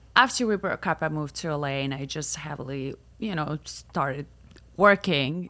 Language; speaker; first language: English; non-native, fluent; Russian